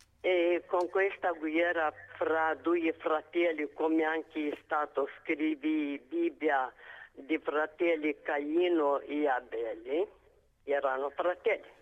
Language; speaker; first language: Italian; non-native, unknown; Romanian